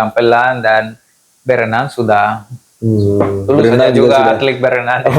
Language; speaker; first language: Indonesian; non-native, fluent; Spanish